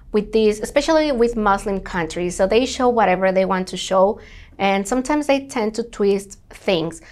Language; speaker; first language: English; non-native, fluent; Spanish